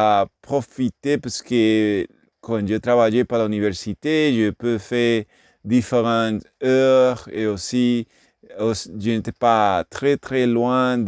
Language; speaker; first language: French; non-native, learner; English